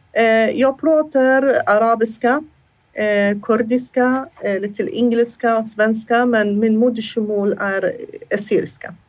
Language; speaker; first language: Swedish; non-native, fluent; Assyrian Neo-Aramaic